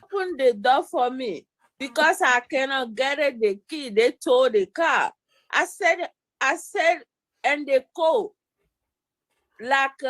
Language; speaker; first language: English; non-native, learner; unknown